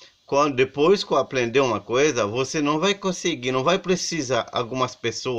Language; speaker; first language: Portuguese; non-native, learner; Haitian Creole